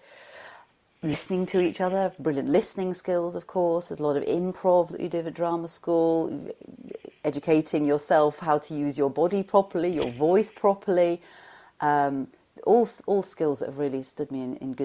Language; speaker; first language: English; native; English